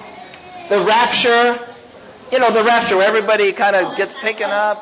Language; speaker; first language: English; native; English